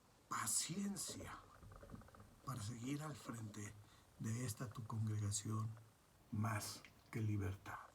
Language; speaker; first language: Spanish; native; Spanish